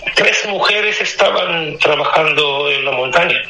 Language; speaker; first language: Spanish; non-native, fluent; Romanian